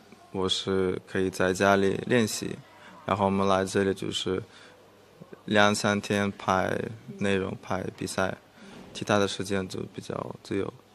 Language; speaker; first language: Chinese; non-native, fluent; Russian